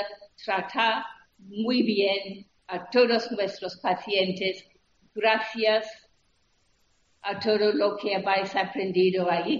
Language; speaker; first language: Spanish; non-native, fluent; English